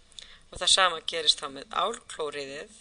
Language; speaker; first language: Icelandic; native; Icelandic